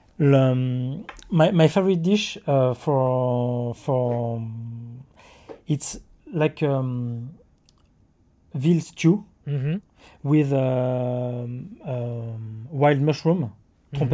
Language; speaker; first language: English; non-native, learner; French